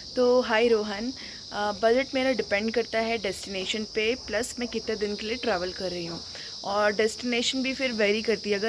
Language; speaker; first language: Hindi; native; Hindi